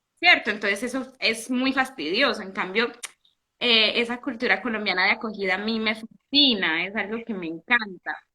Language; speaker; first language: Spanish; early bilingual, heritage; Spanish